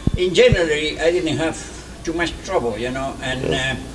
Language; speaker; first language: English; non-native, fluent; Spanish